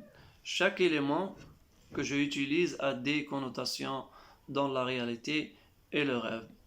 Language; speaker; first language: French; non-native, local second language; Arabic